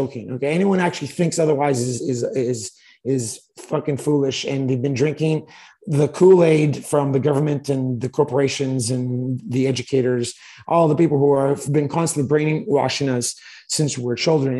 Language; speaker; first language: English; native; English